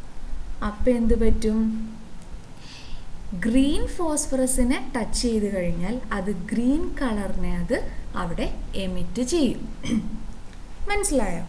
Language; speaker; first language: Malayalam; native; Malayalam